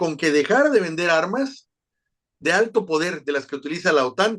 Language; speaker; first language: Spanish; native; Spanish